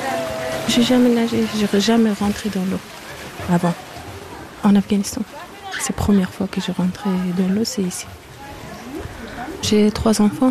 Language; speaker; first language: French; non-native, learner; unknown